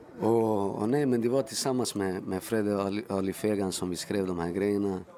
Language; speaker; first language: Swedish; early bilingual, other home language; Spanish